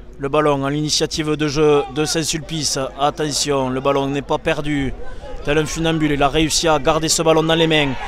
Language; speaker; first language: French; native; French